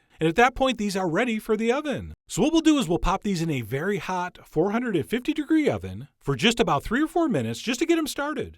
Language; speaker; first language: English; native; English